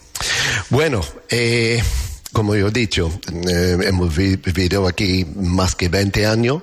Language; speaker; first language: Spanish; non-native, learner; English